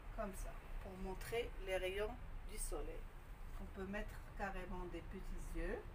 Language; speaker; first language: French; non-native, local second language; Arabic